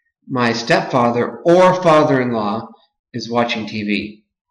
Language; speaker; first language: English; native; English